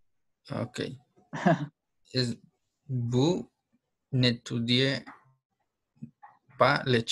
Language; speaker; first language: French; non-native, learner; Spanish